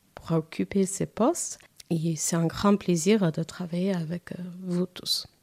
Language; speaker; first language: French; non-native, fluent; Portuguese